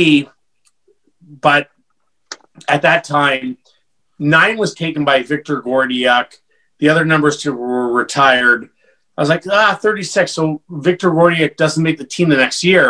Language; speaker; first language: English; native; English